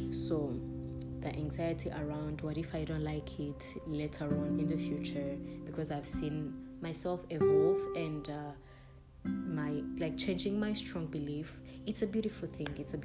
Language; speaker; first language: English; non-native, local second language; Kinyarwanda